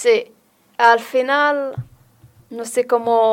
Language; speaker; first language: Spanish; non-native, learner; Arabic